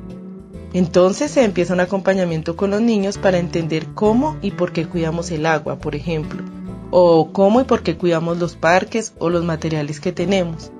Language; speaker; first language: Spanish; native; Spanish